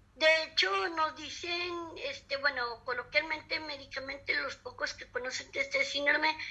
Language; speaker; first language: Spanish; native; Spanish